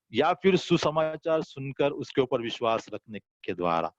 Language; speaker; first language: Hindi; non-native, local second language; Marathi